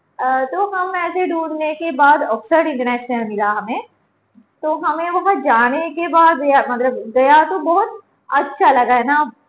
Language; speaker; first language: Hindi; non-native, learner; Sinhala